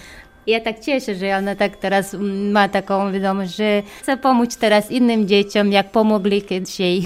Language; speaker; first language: Polish; non-native, learner; Chechen